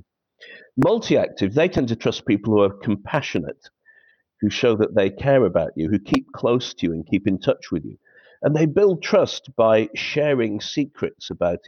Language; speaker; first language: English; native; English